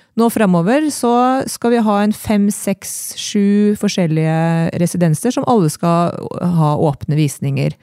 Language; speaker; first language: Norwegian; native; Norwegian